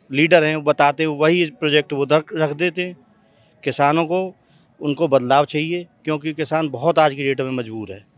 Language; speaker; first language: Hindi; native; Hindi